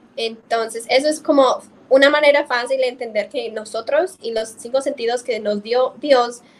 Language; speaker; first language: Spanish; non-native, fluent; English